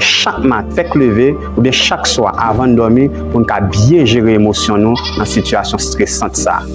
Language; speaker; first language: French; non-native, local second language; Haitian Creole